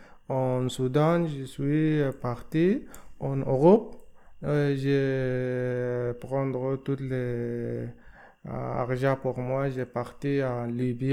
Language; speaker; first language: French; non-native, learner; Arabic